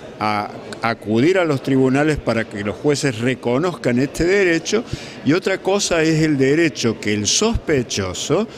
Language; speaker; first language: Spanish; native; Spanish